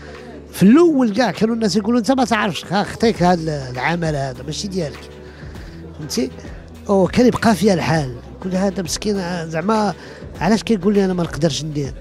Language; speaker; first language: Arabic; early bilingual, heritage; Arabic